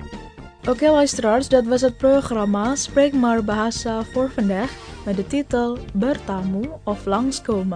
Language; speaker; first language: Dutch; non-native, learner; Indonesian